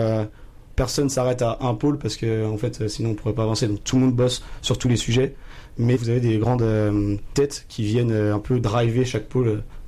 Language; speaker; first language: French; native; French